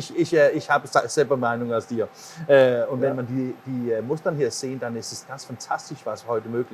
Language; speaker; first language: German; non-native, learner; English